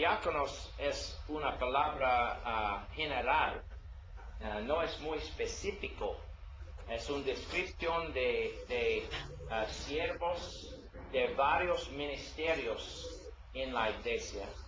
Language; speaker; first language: Spanish; non-native, learner; English